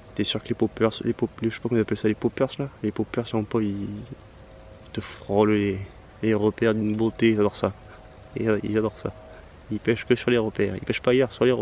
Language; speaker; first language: French; native; French